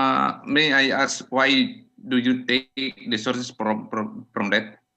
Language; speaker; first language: English; non-native, fluent; Indonesian